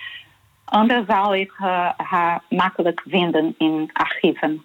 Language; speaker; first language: Dutch; non-native, learner; Portuguese